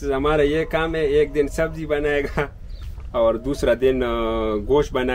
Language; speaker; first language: Hindi; non-native, local second language; Pashto